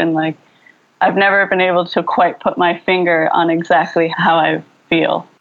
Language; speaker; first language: English; early bilingual, other home language; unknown